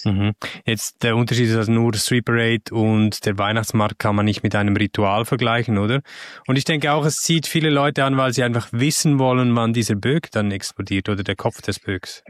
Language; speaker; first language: German; native; German